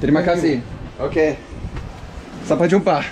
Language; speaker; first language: Indonesian; non-native, learner; English